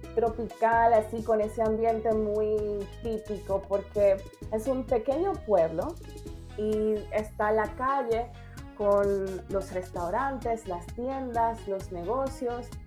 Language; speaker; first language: Spanish; native; Spanish